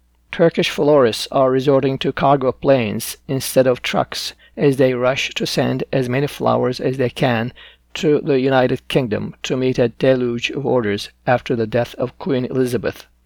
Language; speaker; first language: English; non-native, fluent; Turkish